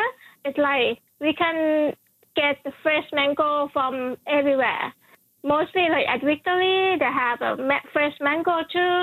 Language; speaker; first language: English; non-native, fluent; Thai